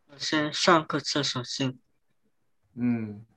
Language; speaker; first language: Chinese; non-native, learner; English